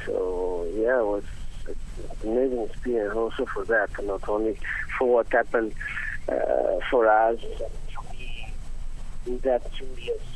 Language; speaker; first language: English; non-native, learner; Italian